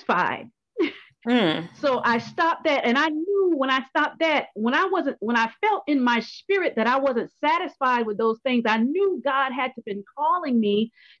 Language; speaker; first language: English; native; English